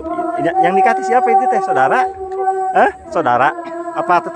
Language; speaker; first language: Indonesian; non-native, local second language; Sundanese